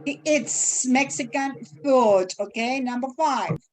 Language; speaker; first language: English; non-native, fluent; Spanish